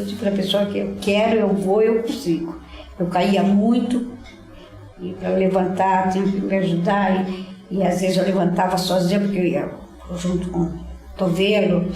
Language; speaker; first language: Portuguese; native; Portuguese